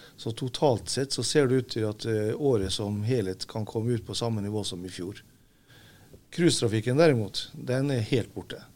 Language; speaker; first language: Norwegian; native; Norwegian